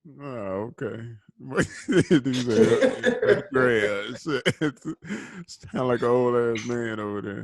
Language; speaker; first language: English; native; English